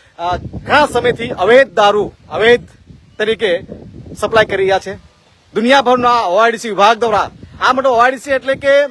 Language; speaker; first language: Gujarati; non-native, local second language; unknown